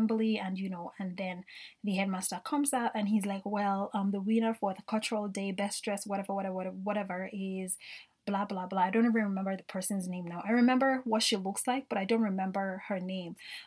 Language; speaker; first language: English; non-native, local second language; Yoruba